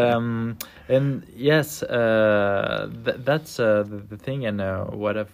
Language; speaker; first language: English; non-native, fluent; French